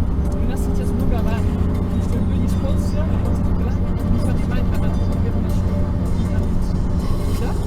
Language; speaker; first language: Russian; non-native, learner; German